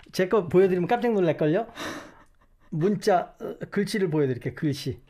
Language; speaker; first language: Korean; native; Korean